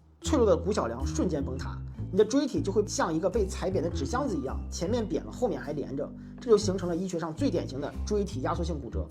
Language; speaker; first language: Chinese; native; Chinese